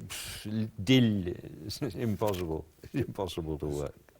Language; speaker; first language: English; native; English